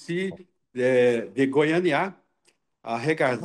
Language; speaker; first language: French; non-native, learner; Portuguese